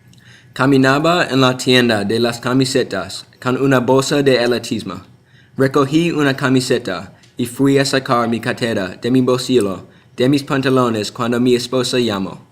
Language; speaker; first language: Spanish; non-native, learner; English